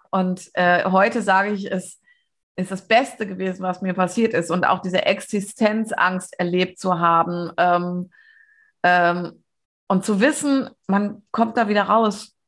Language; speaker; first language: German; native; German